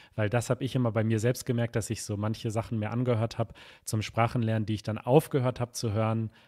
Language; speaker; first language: German; native; German